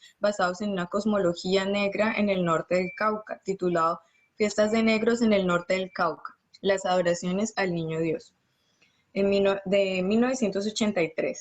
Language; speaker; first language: Spanish; native; Spanish